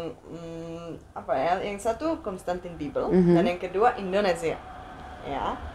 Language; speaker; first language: Indonesian; non-native, fluent; Czech